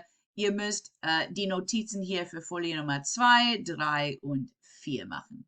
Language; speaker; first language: German; non-native, fluent; English